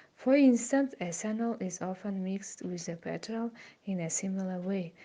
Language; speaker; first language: English; non-native, fluent; Kazakh